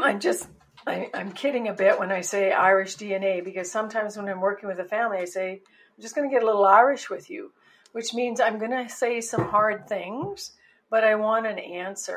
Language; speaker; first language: English; native; English